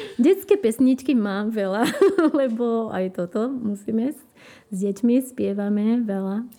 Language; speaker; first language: Slovak; non-native, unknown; Spanish